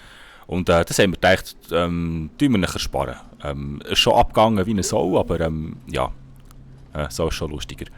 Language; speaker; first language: German; native; German